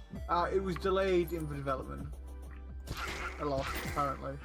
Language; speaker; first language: English; native; English